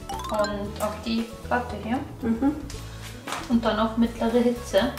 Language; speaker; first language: German; native; German